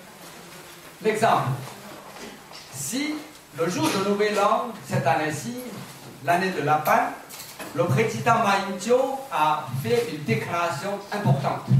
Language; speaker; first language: French; non-native, fluent; Chinese